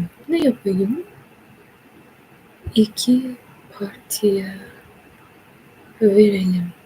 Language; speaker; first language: Turkish; non-native, learner; English